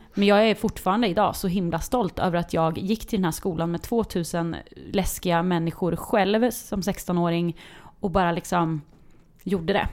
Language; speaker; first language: Swedish; native; Swedish